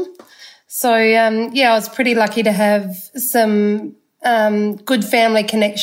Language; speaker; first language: English; native; English